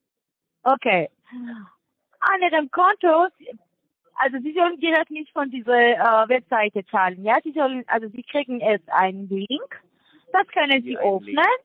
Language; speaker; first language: German; non-native, learner; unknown